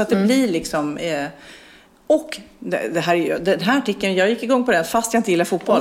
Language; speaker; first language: Swedish; native; Swedish